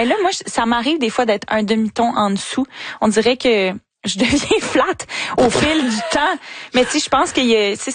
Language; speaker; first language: French; native; French